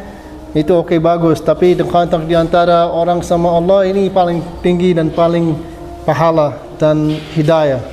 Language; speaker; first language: Indonesian; non-native, fluent; English